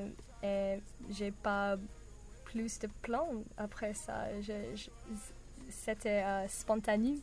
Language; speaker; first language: French; non-native, learner; English